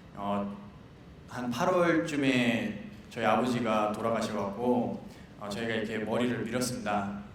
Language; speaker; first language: Korean; non-native, fluent; Nepali